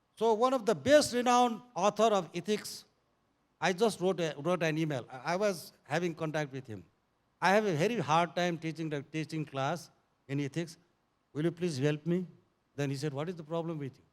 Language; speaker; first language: English; non-native, local second language; Nepali